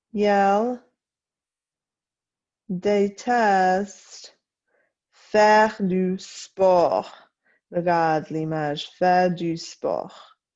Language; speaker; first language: French; non-native, fluent; English